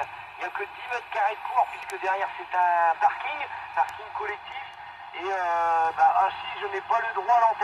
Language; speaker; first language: French; native; French